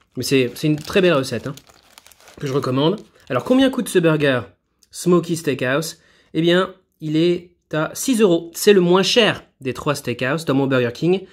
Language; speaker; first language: French; native; French